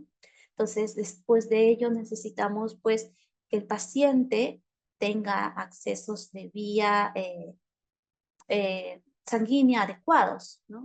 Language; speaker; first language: Spanish; native; Spanish